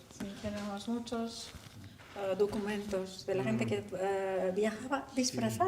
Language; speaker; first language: Spanish; non-native, fluent; Turkish